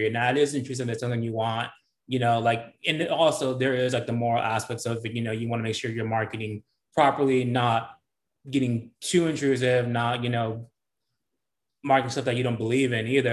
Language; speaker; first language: English; native; English